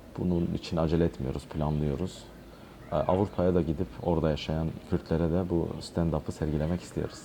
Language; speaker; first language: Turkish; non-native, local second language; Kurdish